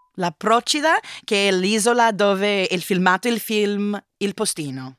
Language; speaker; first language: Italian; non-native, learner; English